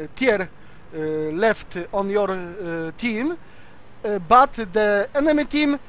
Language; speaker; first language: English; non-native, learner; Polish